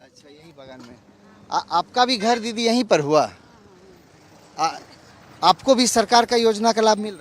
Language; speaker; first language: Hindi; native; Hindi